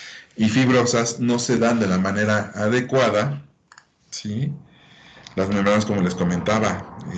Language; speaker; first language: Spanish; native; Spanish